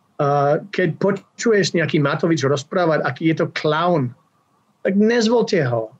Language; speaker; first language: Slovak; non-native, fluent; English